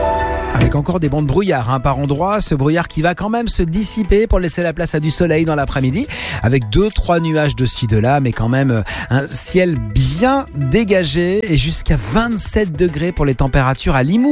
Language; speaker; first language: French; native; French